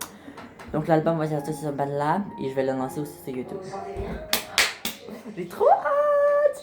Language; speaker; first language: French; native; French